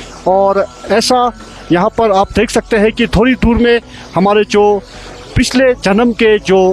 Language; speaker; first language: Hindi; native; Hindi